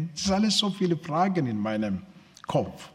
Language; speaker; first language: German; non-native, learner; Telugu